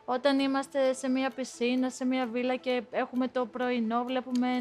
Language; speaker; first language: Greek; native; Greek